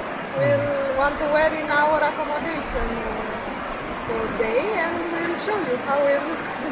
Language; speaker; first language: English; non-native, learner; Romanian